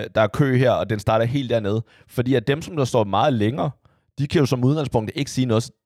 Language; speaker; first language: Danish; early bilingual, other home language; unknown